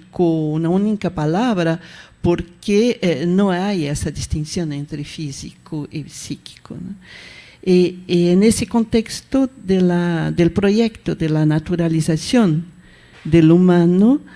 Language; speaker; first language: Spanish; non-native, fluent; Portuguese